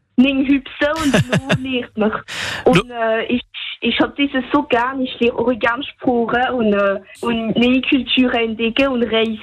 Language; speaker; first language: German; non-native, local second language; French